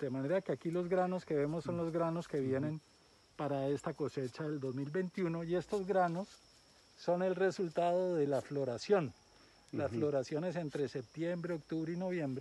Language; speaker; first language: Spanish; native; Spanish